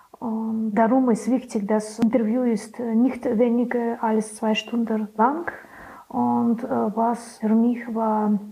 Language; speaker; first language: German; non-native, learner; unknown